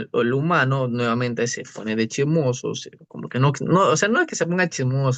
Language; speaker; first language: Spanish; native; Spanish